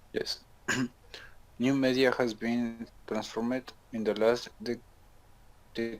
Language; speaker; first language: English; non-native, learner; Spanish